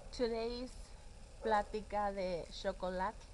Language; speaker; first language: Spanish; early bilingual, heritage; Spanish